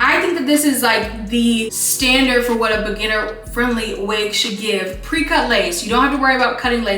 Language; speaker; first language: English; native; English